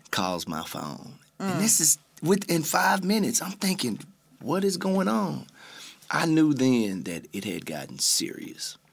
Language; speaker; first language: English; native; English